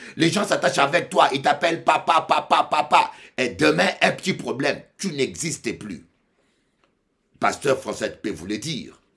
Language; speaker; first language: French; non-native, local second language; Lingala